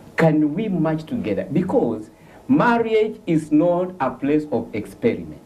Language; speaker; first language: English; non-native, local second language; Swahili